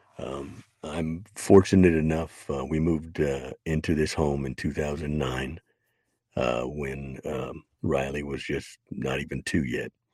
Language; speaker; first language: English; native; English